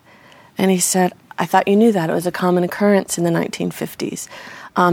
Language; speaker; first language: English; native; English